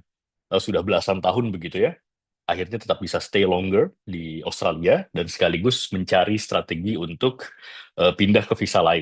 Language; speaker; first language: Indonesian; native; Indonesian